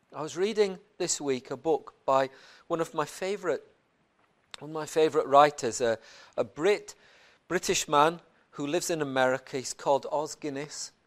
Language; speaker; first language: English; native; English